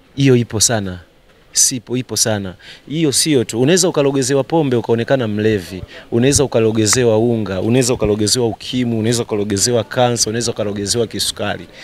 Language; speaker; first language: Swahili; native; Swahili